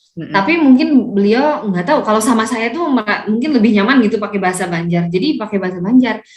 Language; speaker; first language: Indonesian; native; Indonesian